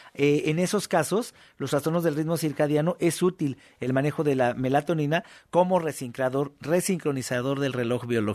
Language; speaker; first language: Spanish; native; Spanish